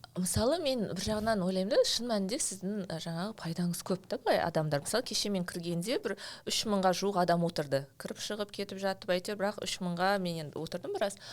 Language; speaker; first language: Kazakh; native; Kazakh